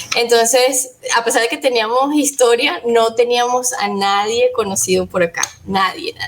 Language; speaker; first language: Spanish; native; Spanish